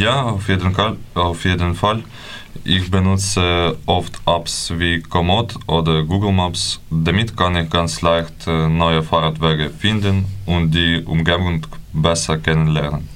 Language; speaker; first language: German; non-native, fluent; Ukrainian